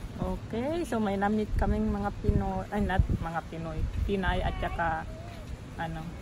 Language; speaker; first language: Filipino; native; Filipino